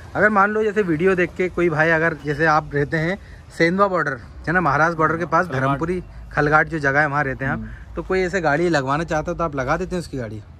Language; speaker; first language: Hindi; native; Hindi